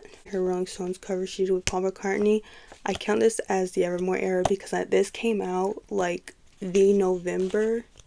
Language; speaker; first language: English; native; English